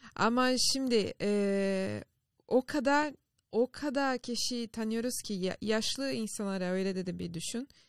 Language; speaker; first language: Turkish; non-native, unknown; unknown